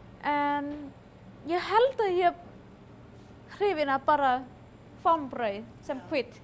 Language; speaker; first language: Icelandic; non-native, learner; Vietnamese